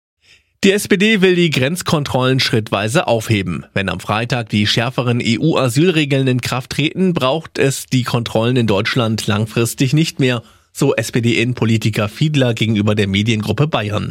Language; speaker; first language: German; native; German